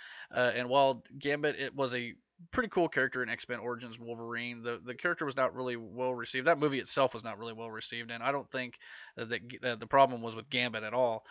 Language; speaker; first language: English; native; English